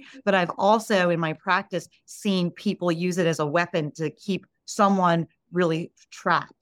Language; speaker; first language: English; native; English